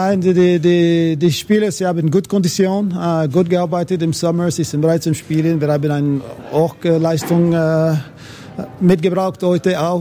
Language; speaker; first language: German; non-native, fluent; English